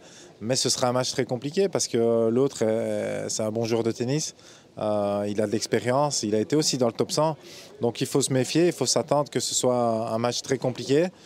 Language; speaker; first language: French; native; French